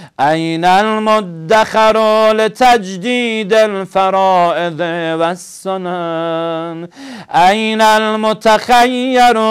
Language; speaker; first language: Arabic; non-native, fluent; Persian